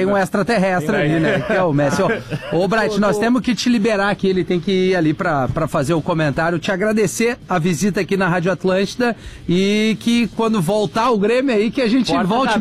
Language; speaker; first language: Portuguese; native; Portuguese